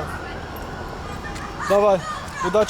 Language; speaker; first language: Russian; non-native, learner; French